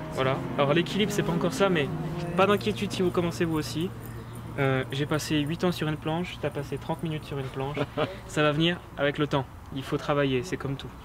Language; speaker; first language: French; native; French